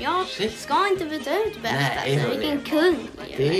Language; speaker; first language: Swedish; native; Swedish